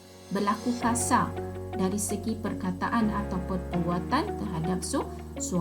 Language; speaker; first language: Malay; native; Malay